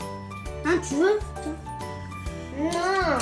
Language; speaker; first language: French; early bilingual, other home language; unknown